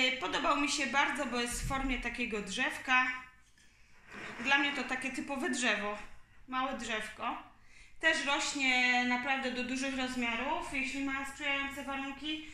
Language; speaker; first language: Polish; native; Polish